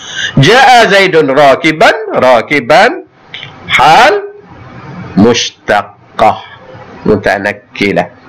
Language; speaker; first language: Arabic; non-native, fluent; Malay